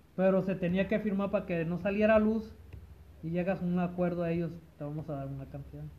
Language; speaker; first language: Spanish; early bilingual, heritage; Spanish